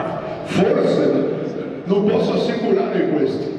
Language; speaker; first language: Italian; non-native, fluent; Portuguese